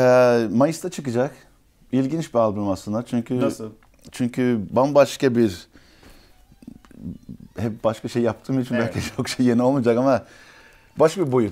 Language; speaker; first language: Turkish; early bilingual, heritage; Turkish